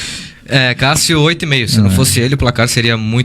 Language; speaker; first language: Portuguese; native; Portuguese